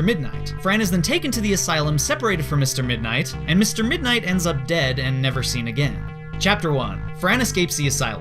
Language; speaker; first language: English; native; English